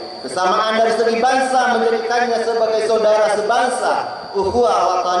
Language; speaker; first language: Indonesian; native; Indonesian